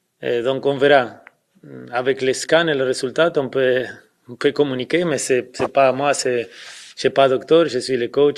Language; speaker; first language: French; non-native, fluent; Spanish